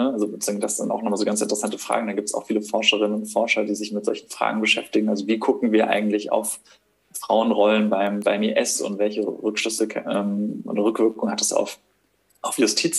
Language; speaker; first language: German; native; German